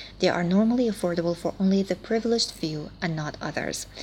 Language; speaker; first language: English; non-native, fluent; Persian